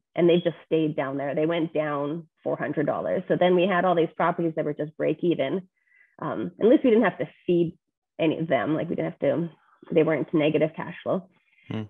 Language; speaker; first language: English; native; English